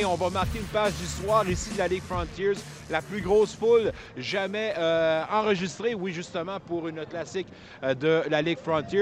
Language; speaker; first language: French; native; French